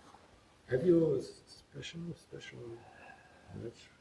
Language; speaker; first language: English; non-native, learner; Polish